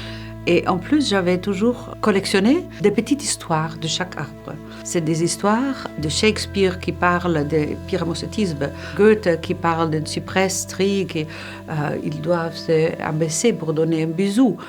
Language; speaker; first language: French; non-native, fluent; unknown